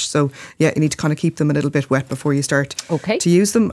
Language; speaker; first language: English; native; English